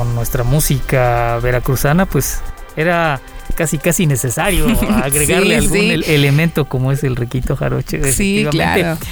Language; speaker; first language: Spanish; native; Spanish